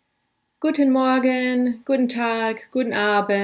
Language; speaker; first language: German; non-native, fluent; English